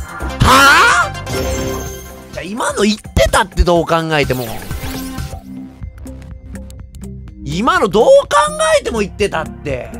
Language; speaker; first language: Japanese; native; Japanese